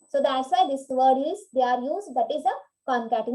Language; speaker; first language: English; non-native, local second language; Kannada